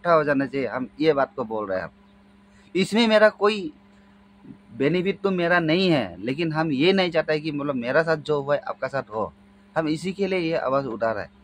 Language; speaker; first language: Hindi; non-native, local second language; Adi